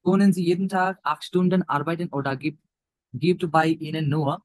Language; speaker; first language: German; non-native, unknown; Bangla